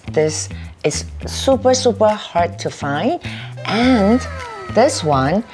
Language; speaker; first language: English; native; English